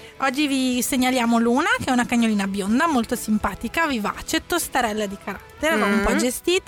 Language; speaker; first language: Italian; native; Italian